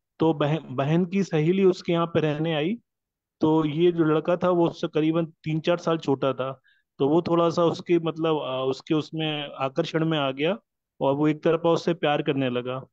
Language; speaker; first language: Hindi; non-native, local second language; Marathi